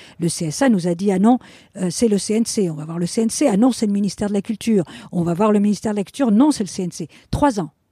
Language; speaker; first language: French; non-native, fluent; Spanish